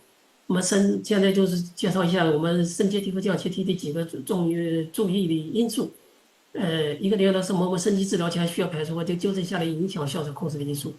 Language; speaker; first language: Chinese; non-native, local second language; Indonesian